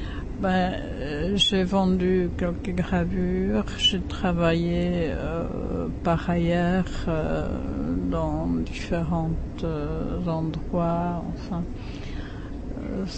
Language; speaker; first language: French; non-native, fluent; Czech